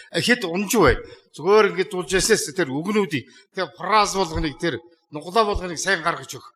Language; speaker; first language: Mongolian; non-native, local second language; Kazakh